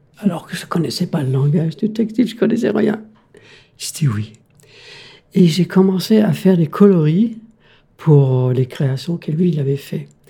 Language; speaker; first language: French; non-native, fluent; Danish